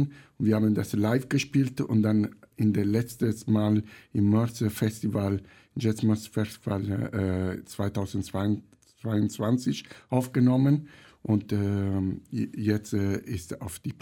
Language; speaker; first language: German; non-native, fluent; Italian